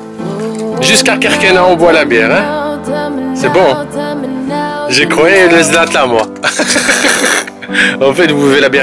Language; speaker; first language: French; native; French